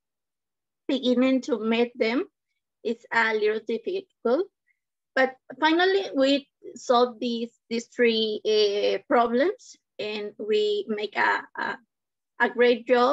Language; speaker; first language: English; non-native, learner; Spanish